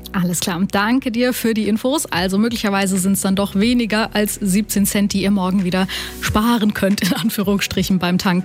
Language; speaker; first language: German; native; German